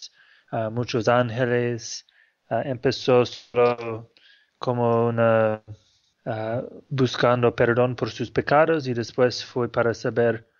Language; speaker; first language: Spanish; non-native, fluent; English